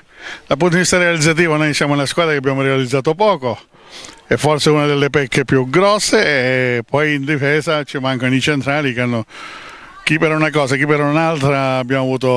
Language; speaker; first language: Italian; native; Italian